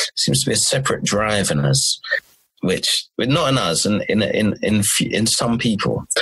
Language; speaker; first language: English; native; English